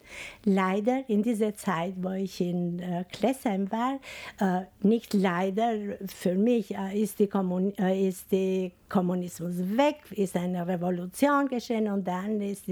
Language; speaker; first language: German; non-native, fluent; Albanian